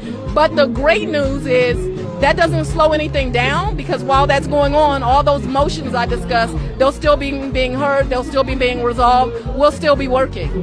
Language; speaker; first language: English; native; English